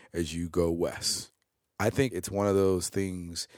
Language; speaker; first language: English; native; English